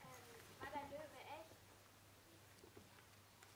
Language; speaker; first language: German; native; German